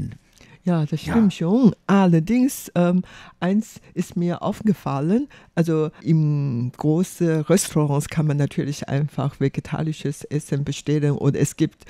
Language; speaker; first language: German; non-native, fluent; Chinese